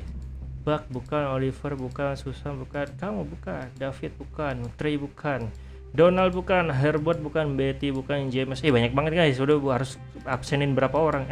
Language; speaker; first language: Indonesian; native; Indonesian